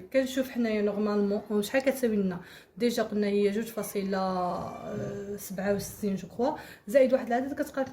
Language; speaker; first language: Arabic; native; Arabic